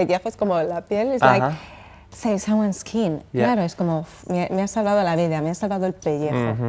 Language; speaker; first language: Spanish; native; Spanish